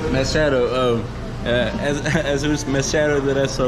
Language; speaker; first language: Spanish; non-native, learner; Dutch